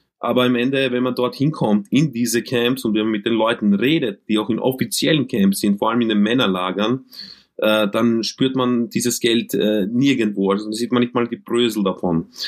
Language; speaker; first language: German; early bilingual, other home language; Croatian